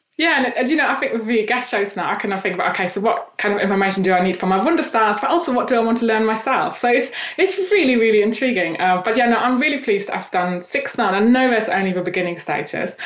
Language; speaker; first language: English; non-native, fluent; German